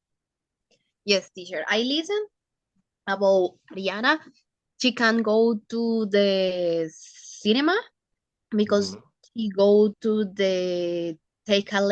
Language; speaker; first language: English; non-native, learner; Spanish